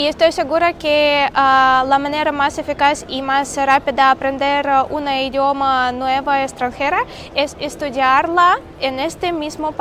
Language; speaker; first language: Spanish; non-native, fluent; Russian